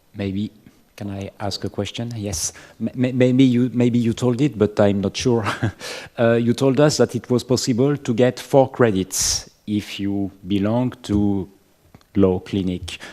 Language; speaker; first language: English; non-native, learner; French